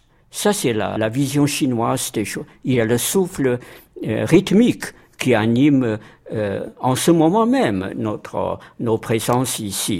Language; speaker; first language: French; non-native, fluent; Chinese